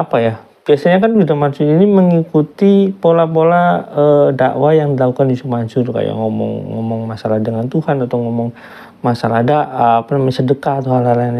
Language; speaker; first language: Indonesian; native; Indonesian